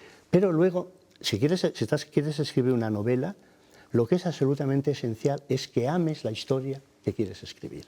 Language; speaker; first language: Spanish; native; Spanish